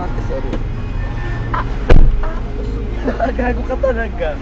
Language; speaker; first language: Filipino; native; Filipino